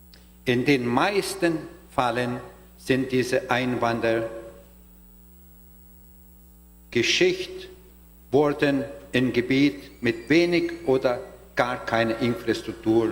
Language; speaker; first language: German; non-native, learner; Portuguese